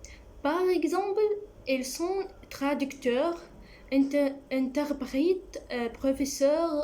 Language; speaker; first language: French; non-native, learner; Arabic